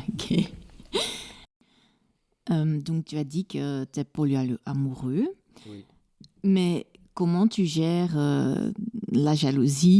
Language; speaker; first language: French; non-native, local second language; Dutch